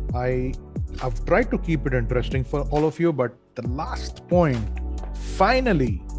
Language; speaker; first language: English; non-native, local second language; Hindi